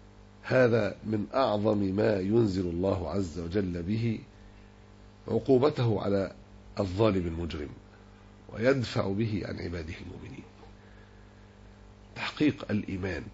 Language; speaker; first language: Arabic; native; Arabic